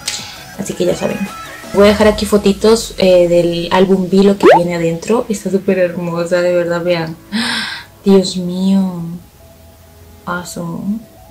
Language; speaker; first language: Spanish; native; Spanish